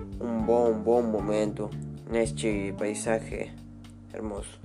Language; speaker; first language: Portuguese; non-native, learner; Spanish